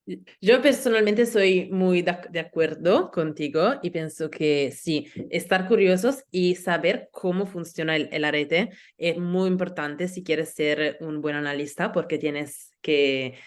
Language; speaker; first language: Spanish; non-native, learner; Italian